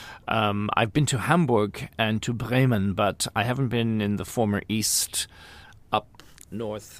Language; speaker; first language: English; native; English